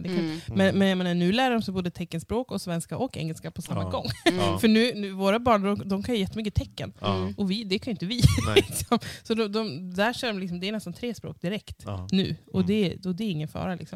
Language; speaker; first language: Swedish; native; Swedish